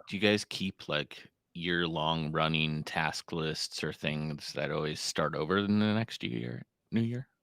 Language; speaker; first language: English; native; English